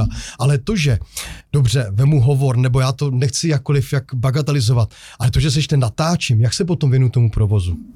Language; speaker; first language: Czech; native; Czech